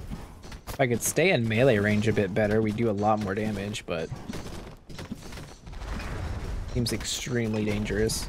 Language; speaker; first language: English; native; English